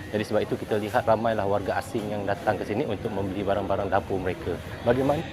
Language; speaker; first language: Malay; native; Malay